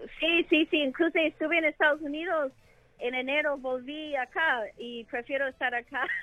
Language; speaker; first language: Spanish; non-native, fluent; English